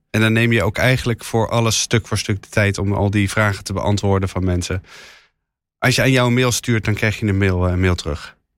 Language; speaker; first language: Dutch; native; Dutch